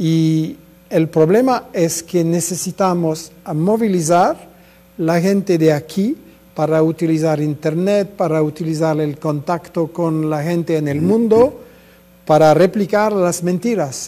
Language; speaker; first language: Spanish; non-native, fluent; French